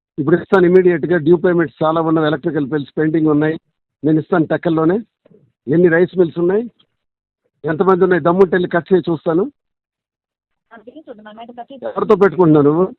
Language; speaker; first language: Telugu; native; Telugu